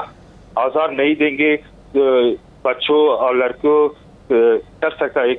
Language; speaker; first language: Hindi; non-native, learner; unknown